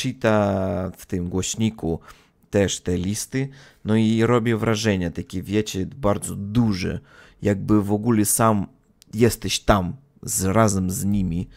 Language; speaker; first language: Polish; non-native, learner; Russian